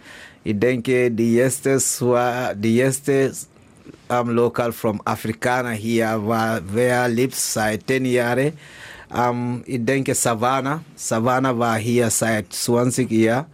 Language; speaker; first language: German; non-native, learner; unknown